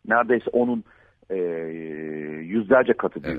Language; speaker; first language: Turkish; native; Turkish